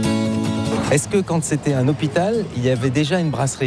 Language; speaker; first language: French; native; French